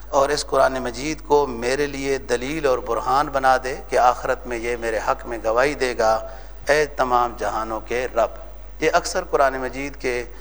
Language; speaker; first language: Urdu; native; Urdu